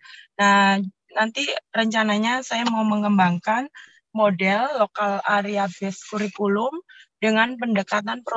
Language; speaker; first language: Indonesian; native; Indonesian